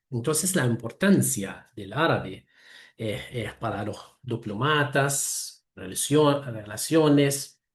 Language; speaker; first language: Spanish; non-native, fluent; Arabic